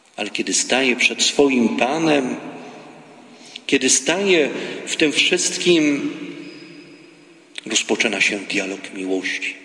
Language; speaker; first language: Polish; native; Polish